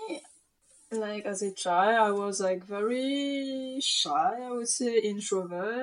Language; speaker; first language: English; non-native, local second language; Morisyen